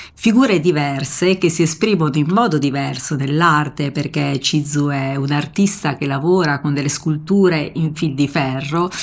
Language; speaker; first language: Italian; native; Italian